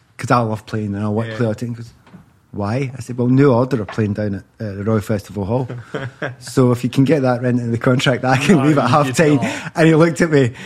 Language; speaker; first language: English; native; English